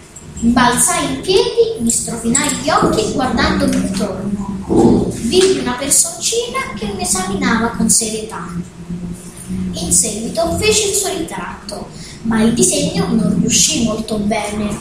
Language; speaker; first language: Italian; native; Italian